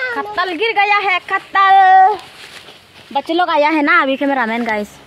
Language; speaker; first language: Hindi; non-native, local second language; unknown